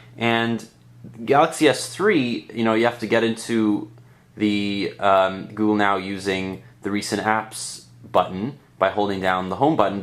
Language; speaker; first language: English; native; English